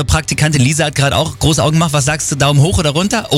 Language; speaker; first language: German; native; German